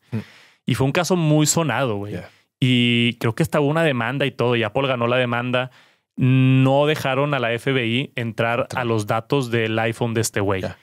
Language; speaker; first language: Spanish; native; Spanish